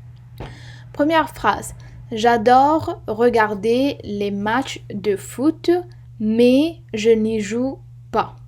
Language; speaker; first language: French; non-native, fluent; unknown